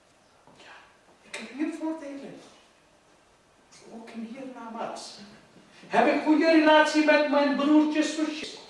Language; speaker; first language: Dutch; non-native, fluent; Urdu